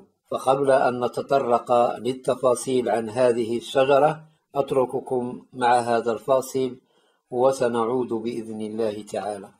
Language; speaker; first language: Arabic; native; Arabic